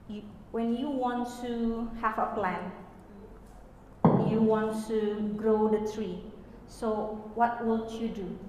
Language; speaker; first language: English; non-native, learner; Indonesian